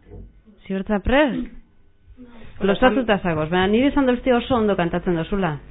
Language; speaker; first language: Basque; native; Basque